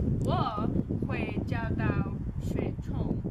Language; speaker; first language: Chinese; non-native, learner; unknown